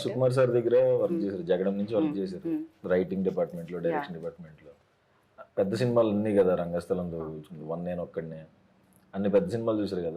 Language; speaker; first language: Telugu; native; Telugu